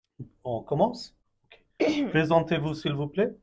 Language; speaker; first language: French; non-native, fluent; Bangla